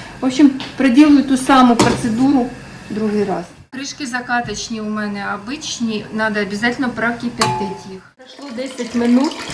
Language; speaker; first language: Ukrainian; native; Ukrainian